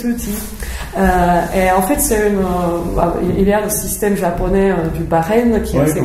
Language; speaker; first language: French; non-native, fluent; Czech